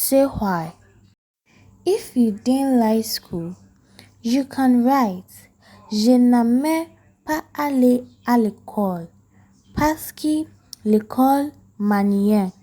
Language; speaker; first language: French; non-native, fluent; English